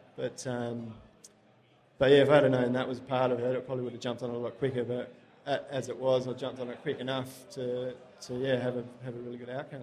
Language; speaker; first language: English; native; English